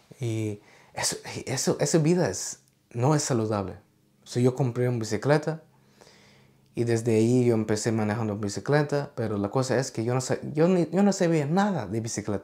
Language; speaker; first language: Spanish; early bilingual, heritage; Spanish